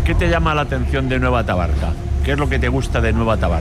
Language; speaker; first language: Spanish; native; Spanish